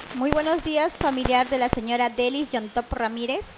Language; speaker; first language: Spanish; native; Spanish